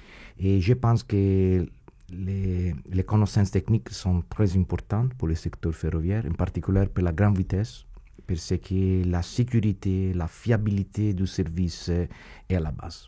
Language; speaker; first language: French; non-native, fluent; Italian